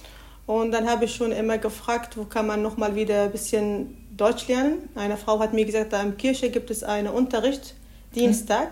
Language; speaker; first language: German; non-native, learner; Arabic